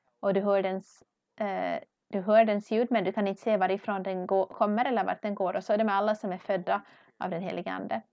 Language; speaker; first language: Swedish; non-native, learner; English